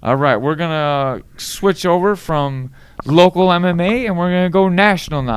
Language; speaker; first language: English; native; English